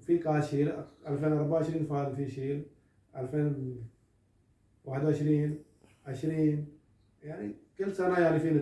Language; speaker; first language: Arabic; non-native, learner; Urdu